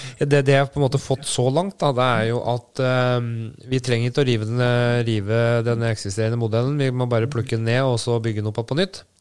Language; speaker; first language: Norwegian; native; Norwegian